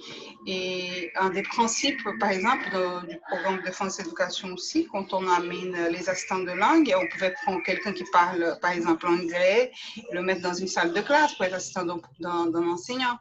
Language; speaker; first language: French; native; French